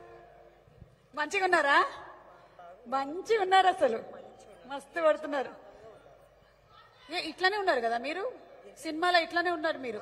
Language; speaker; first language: Telugu; native; Telugu